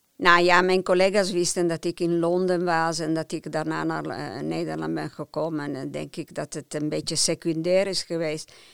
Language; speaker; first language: Dutch; non-native, fluent; Italian